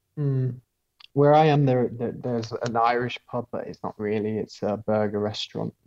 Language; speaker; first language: English; native; English